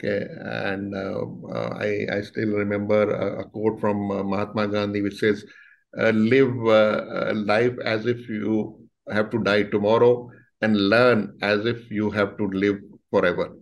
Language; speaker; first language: English; non-native, local second language; Hindi